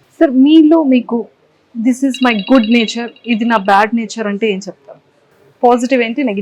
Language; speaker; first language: Telugu; native; Telugu